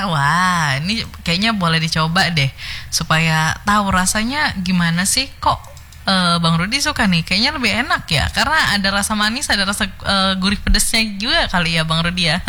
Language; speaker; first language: Indonesian; native; Indonesian